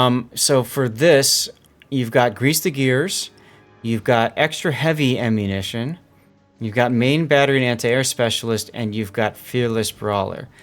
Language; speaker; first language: English; native; English